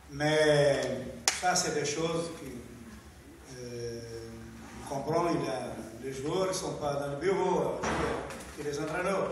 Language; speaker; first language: French; non-native, learner; Portuguese